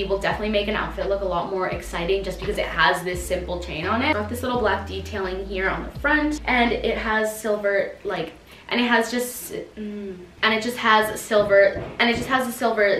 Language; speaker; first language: English; native; English